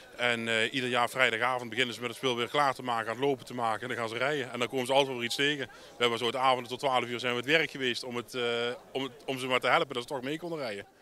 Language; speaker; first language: Dutch; native; Dutch